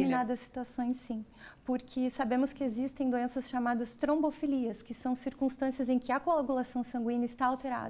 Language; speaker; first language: Portuguese; native; Portuguese